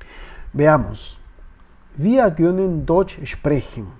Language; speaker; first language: German; non-native, learner; Spanish